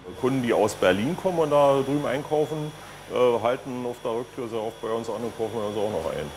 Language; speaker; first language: German; native; German